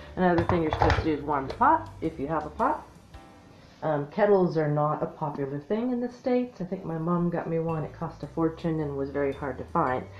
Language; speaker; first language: English; native; English